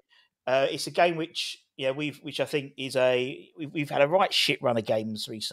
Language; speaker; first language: English; native; English